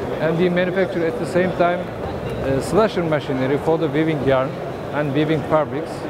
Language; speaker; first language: English; non-native, learner; Turkish